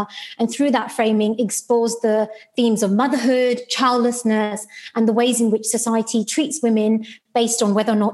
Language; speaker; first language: English; non-native, local second language; Sylheti